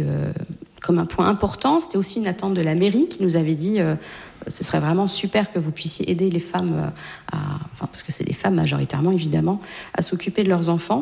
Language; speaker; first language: French; native; French